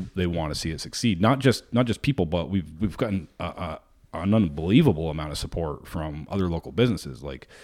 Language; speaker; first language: English; native; English